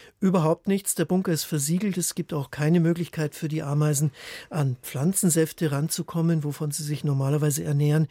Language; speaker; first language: German; native; German